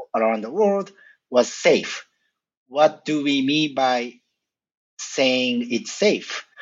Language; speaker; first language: English; non-native, fluent; Japanese